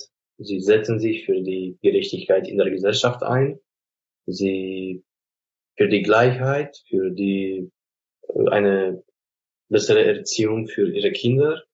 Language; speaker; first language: German; non-native, fluent; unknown